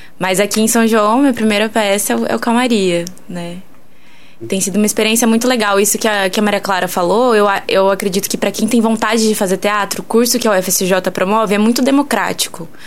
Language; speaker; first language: Portuguese; native; Portuguese